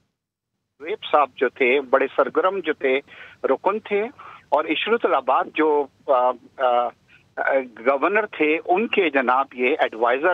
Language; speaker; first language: Urdu; native; Urdu